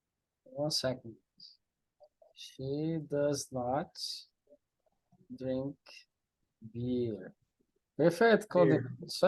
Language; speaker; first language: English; non-native, fluent; Portuguese